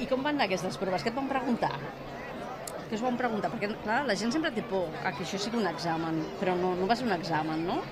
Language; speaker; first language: Catalan; native; Catalan